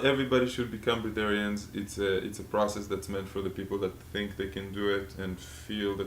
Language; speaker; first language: English; non-native, fluent; Hebrew